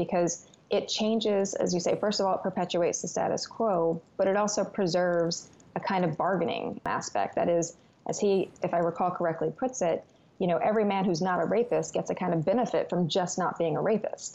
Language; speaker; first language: English; native; English